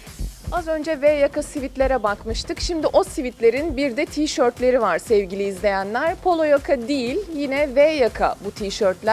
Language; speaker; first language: Turkish; native; Turkish